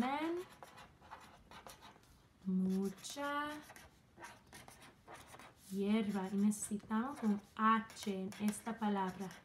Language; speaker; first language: Spanish; non-native, fluent; English